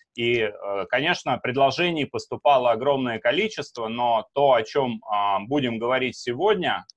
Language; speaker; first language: Russian; native; Russian